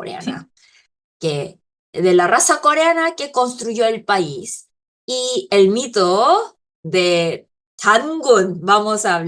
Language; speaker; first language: Spanish; non-native, fluent; Korean